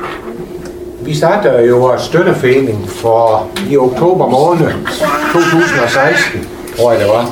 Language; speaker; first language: Danish; native; Danish